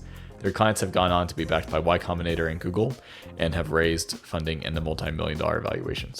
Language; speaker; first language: English; native; English